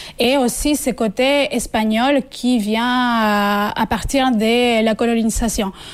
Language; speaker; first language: French; non-native, fluent; Spanish